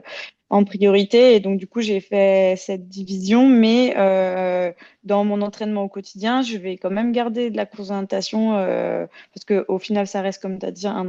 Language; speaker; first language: French; native; French